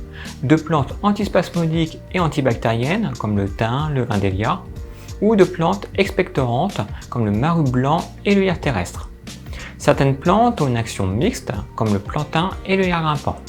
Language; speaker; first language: French; native; French